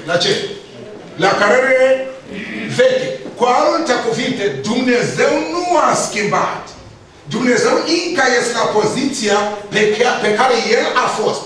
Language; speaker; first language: Romanian; non-native, learner; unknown